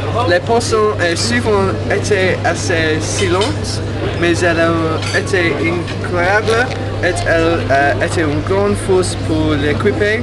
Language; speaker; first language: French; non-native, learner; English